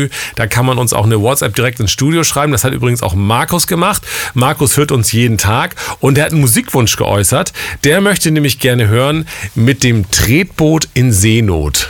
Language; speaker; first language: German; native; German